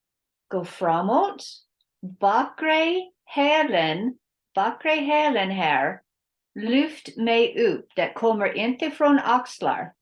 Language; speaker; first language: Swedish; non-native, learner; English